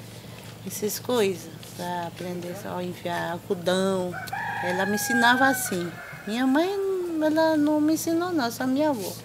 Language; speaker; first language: Portuguese; non-native, local second language; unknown